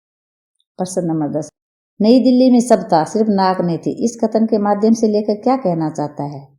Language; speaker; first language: Hindi; native; Hindi